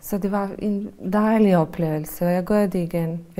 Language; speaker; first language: Danish; non-native, fluent; Bosnian